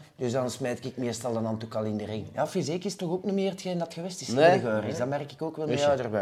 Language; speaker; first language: Dutch; native; Dutch